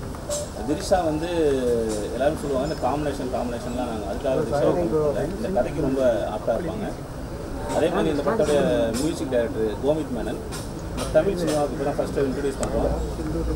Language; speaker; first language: Tamil; native; Tamil